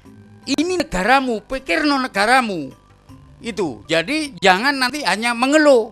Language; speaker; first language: Indonesian; native; Indonesian